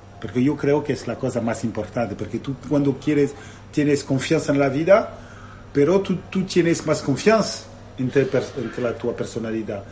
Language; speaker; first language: Spanish; non-native, learner; Italian